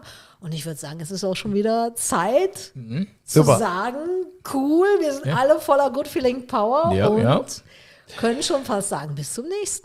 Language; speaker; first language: German; native; German